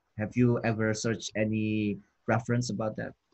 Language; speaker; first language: English; non-native, fluent; Indonesian